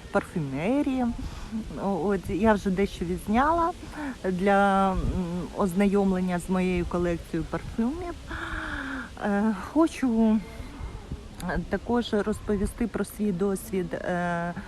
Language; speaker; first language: Ukrainian; non-native, local second language; Russian